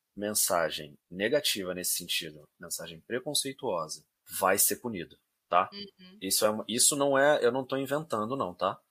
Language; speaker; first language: Portuguese; native; Portuguese